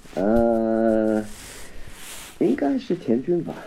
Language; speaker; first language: Chinese; non-native, fluent; English